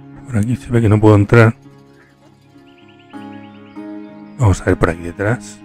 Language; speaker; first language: Spanish; native; Spanish